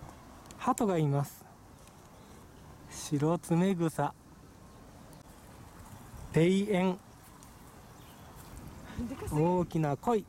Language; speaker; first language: Japanese; native; Japanese